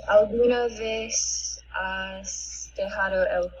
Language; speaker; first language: Spanish; non-native, learner; English